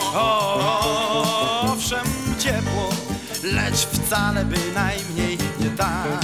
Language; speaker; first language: Polish; native; Polish